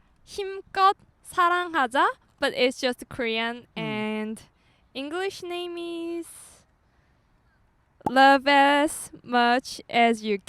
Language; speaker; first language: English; non-native, learner; Korean